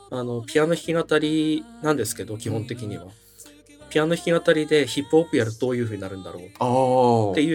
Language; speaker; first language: Japanese; native; Japanese